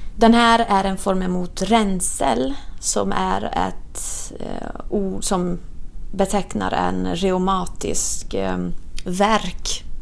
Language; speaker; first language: Swedish; non-native, fluent; Italian